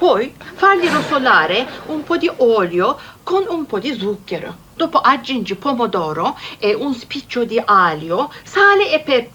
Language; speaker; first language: Italian; non-native, fluent; Turkish